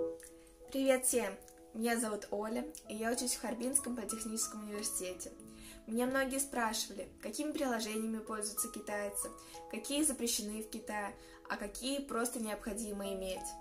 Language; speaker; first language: Russian; native; Russian